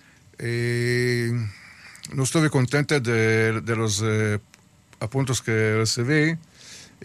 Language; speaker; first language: Spanish; early bilingual, heritage; Spanish